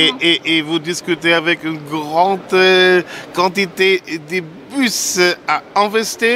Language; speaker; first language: French; non-native, fluent; German